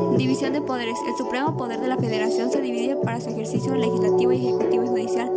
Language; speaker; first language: Spanish; native; Spanish